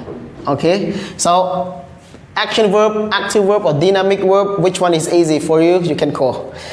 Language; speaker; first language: English; non-native, learner; Khmer